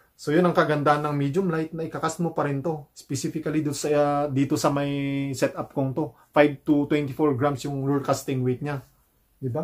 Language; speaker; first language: Filipino; native; Filipino